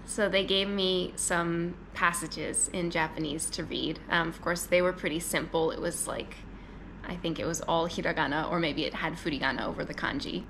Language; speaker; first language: English; native; English